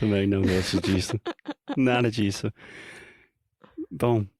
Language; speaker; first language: Portuguese; non-native, fluent; English